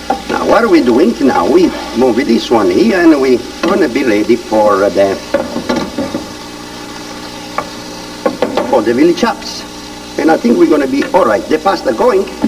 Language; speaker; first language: English; non-native, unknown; Italian